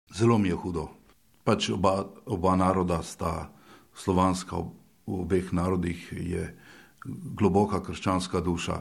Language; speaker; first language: Slovenian; native; Slovenian